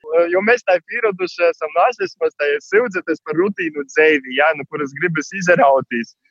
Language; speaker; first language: Latvian; non-native, fluent; Russian